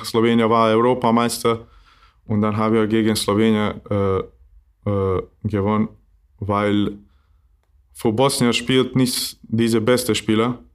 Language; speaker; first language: German; non-native, learner; Bosnian